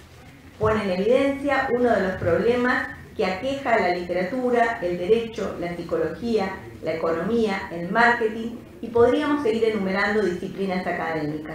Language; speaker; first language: Spanish; native; Spanish